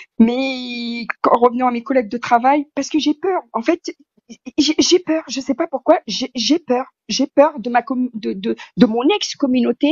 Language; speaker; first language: French; early bilingual, other home language; Riffian